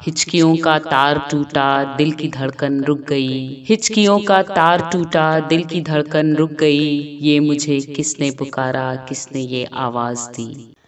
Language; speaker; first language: Urdu; native; Urdu